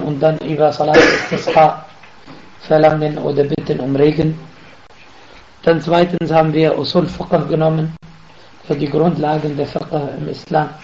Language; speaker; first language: German; non-native, fluent; Arabic